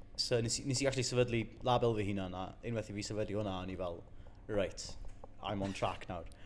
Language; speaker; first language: Welsh; native; Welsh